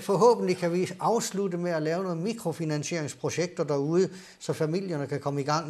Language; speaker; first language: Danish; native; Danish